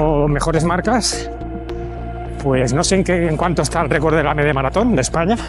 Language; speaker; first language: Spanish; native; Spanish